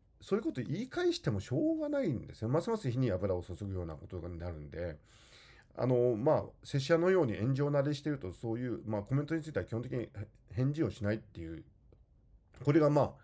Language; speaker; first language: Japanese; native; Japanese